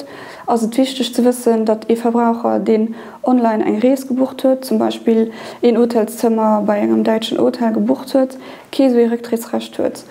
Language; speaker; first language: German; non-native, local second language; Luxembourgish